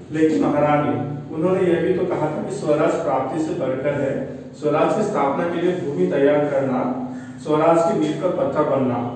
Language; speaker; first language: Hindi; non-native, local second language; Telugu